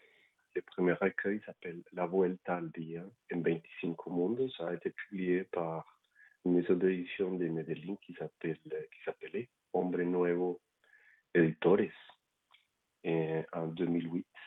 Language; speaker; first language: French; non-native, fluent; Spanish